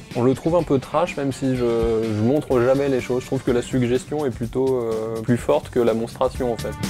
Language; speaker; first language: French; native; French